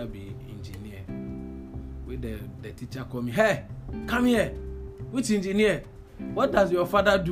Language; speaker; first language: English; non-native, local second language; Akan